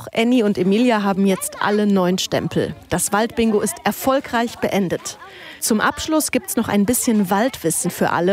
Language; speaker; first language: German; native; German